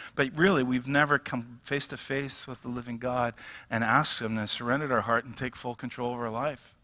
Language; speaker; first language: English; native; English